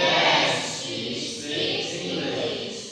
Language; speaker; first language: English; non-native, learner; Indonesian